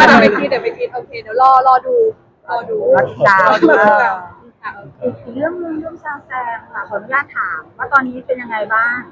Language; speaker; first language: Thai; native; Thai